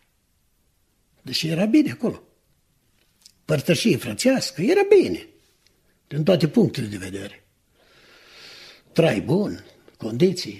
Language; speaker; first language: Romanian; native; Romanian